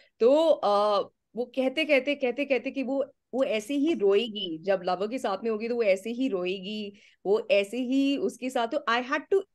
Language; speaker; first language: Hindi; native; Hindi